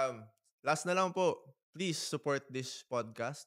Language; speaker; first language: Filipino; native; Filipino